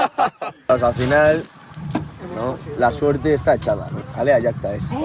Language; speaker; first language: Spanish; native; Spanish